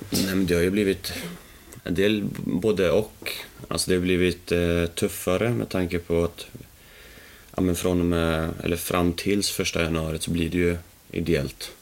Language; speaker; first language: Swedish; early bilingual, other home language; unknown